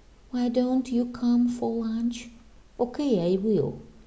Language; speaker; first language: English; non-native, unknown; Russian